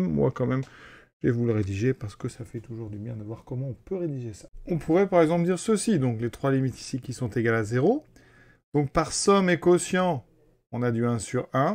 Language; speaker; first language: French; native; French